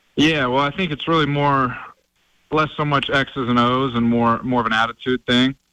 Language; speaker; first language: English; native; English